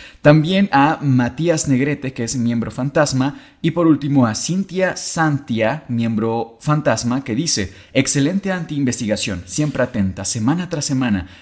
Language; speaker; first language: Spanish; native; Spanish